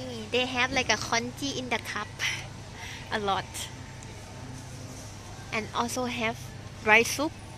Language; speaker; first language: English; non-native, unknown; Thai